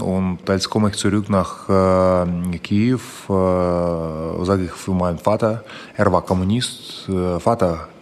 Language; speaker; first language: German; non-native, fluent; Russian